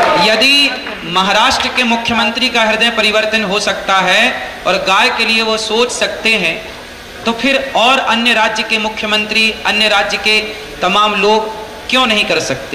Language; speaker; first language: Hindi; native; Hindi